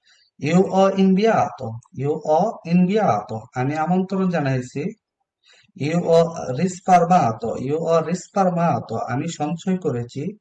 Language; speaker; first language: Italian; non-native, learner; Bangla